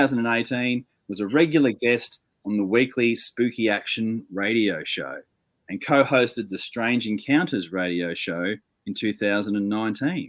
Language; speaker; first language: English; native; English